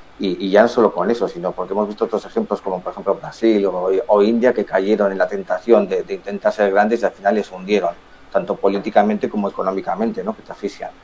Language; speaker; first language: Spanish; native; Spanish